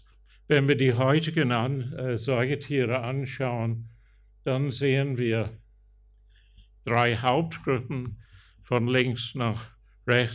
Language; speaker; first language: German; non-native, fluent; English